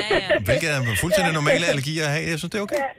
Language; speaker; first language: Danish; native; Danish